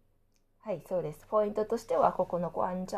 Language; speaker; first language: Japanese; non-native, fluent; Chinese